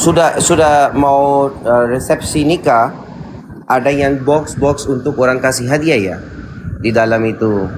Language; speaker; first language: Indonesian; non-native, learner; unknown